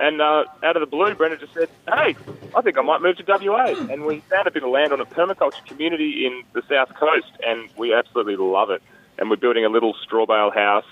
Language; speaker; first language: English; native; English